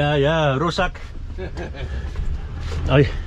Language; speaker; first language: Indonesian; non-native, learner; English